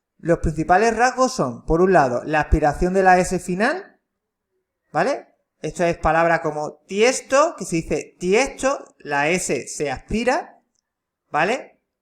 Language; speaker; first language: Spanish; native; Spanish